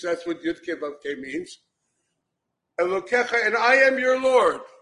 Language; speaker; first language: English; native; English